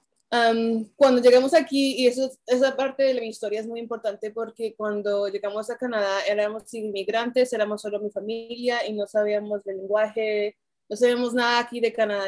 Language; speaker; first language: Spanish; early bilingual, heritage; Spanish